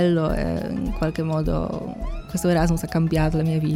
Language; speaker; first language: Italian; non-native, learner; Polish